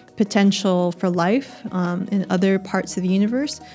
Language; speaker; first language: English; native; English